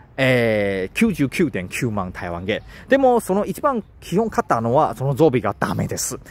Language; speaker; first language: Japanese; non-native, learner; Chinese